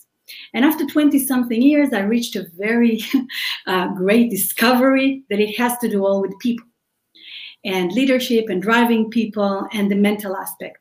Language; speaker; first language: English; non-native, fluent; Hebrew